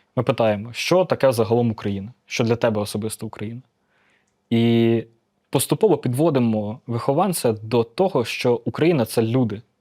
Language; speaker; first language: Ukrainian; native; Ukrainian